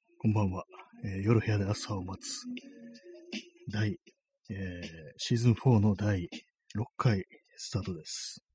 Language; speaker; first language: Japanese; native; Japanese